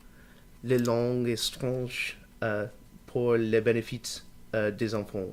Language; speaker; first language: French; non-native, learner; English